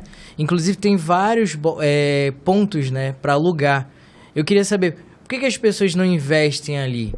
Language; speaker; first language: Portuguese; native; Portuguese